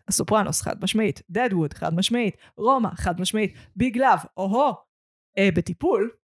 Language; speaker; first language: Hebrew; native; Hebrew